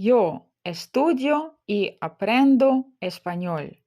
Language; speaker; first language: Spanish; non-native, fluent; Ukrainian